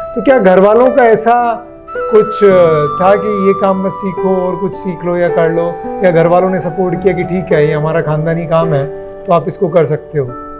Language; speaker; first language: Hindi; native; Hindi